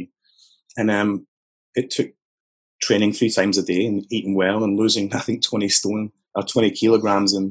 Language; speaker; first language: English; native; English